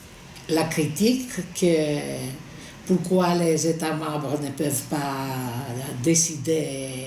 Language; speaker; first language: French; non-native, fluent; Greek